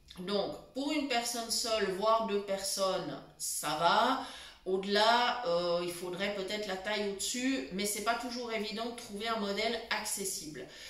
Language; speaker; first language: French; native; French